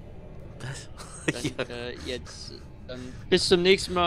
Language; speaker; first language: German; native; German